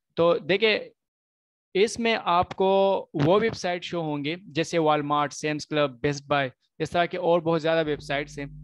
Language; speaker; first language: Urdu; non-native, local second language; Punjabi